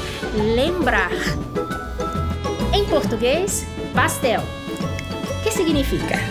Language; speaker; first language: Portuguese; non-native, fluent; Spanish